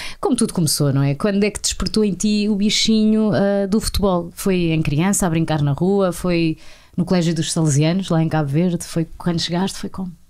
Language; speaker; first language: Portuguese; native; Portuguese